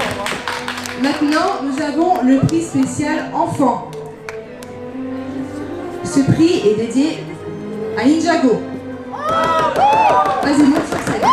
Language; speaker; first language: French; native; French